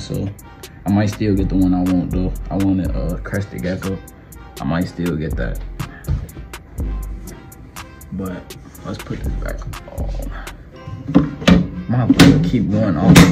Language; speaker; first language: English; native; English